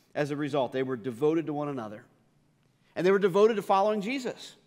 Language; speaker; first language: English; native; English